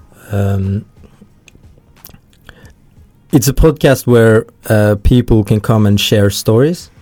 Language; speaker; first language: English; early bilingual, other home language; Norwegian